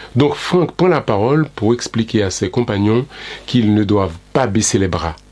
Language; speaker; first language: French; non-native, local second language; Haitian Creole